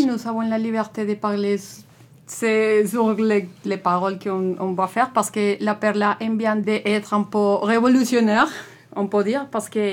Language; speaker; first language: French; non-native, learner; Spanish